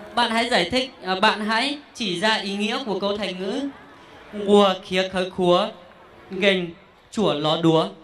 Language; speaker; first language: Vietnamese; non-native, local second language; Hmong